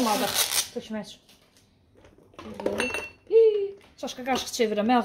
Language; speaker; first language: Turkish; non-native, learner; Azerbaijani